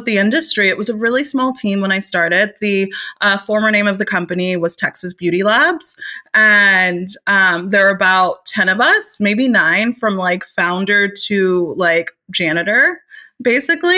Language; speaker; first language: English; native; English